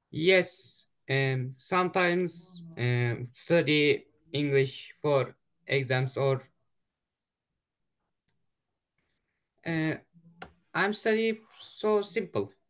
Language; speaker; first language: English; non-native, learner; Turkish